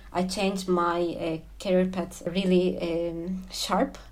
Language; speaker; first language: English; non-native, fluent; Turkish